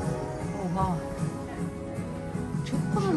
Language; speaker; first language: Turkish; non-native, learner; Russian